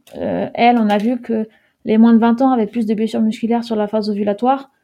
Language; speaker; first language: French; early bilingual, heritage; Dutch